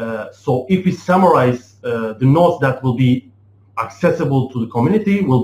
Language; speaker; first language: English; non-native, fluent; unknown